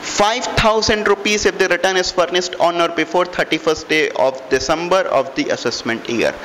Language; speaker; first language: English; non-native, local second language; Hindi